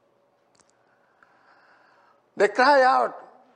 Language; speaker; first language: English; non-native, local second language; Telugu